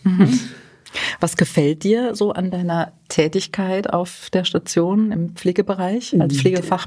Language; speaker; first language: German; native; German